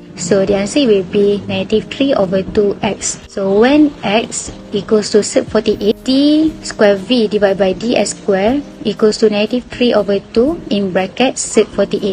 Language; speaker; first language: English; non-native, local second language; Malay